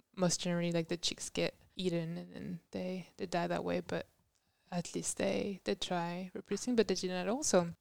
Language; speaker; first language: English; non-native, fluent; French